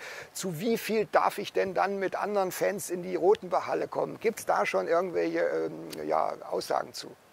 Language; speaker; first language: German; native; German